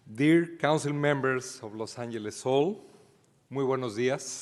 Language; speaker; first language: English; non-native, fluent; Spanish